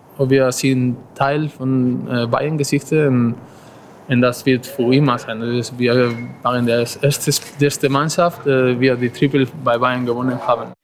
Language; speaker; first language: German; non-native, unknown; Spanish